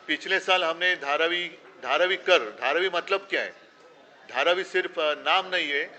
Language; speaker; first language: Hindi; non-native, local second language; Marathi